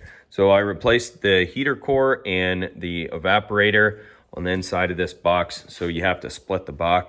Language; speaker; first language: English; native; English